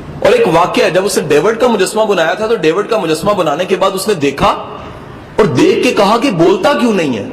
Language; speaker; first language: Urdu; non-native, local second language; Punjabi